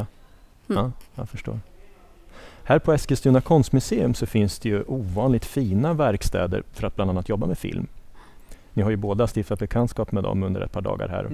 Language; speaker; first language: Swedish; native; Swedish